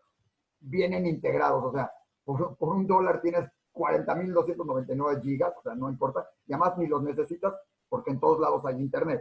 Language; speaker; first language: Spanish; native; Spanish